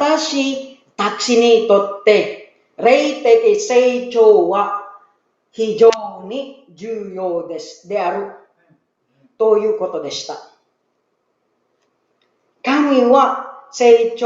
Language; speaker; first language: Japanese; non-native, learner; Filipino